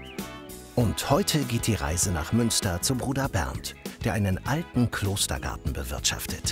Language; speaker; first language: German; native; German